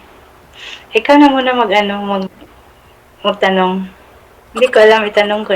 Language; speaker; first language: Filipino; non-native, local second language; Cebuano